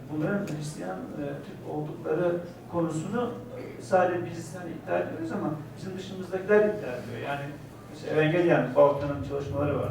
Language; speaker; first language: Turkish; native; Turkish